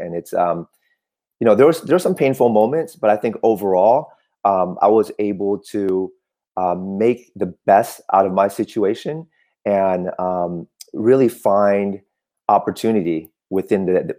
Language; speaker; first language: English; early bilingual, other home language; Cantonese